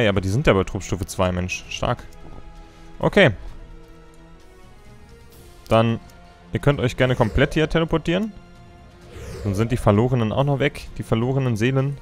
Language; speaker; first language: German; native; German